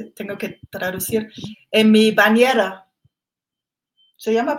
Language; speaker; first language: Spanish; non-native, fluent; German